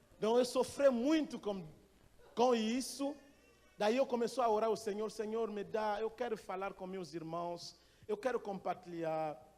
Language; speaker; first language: Portuguese; non-native, fluent; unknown